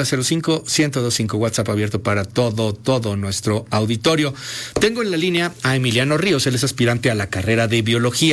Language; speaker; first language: Spanish; native; Spanish